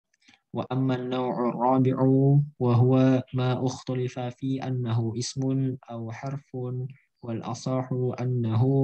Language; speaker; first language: Arabic; non-native, learner; Indonesian